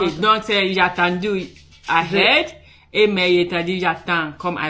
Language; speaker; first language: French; non-native, learner; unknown